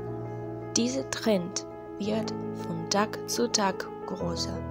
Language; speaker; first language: German; non-native, learner; Spanish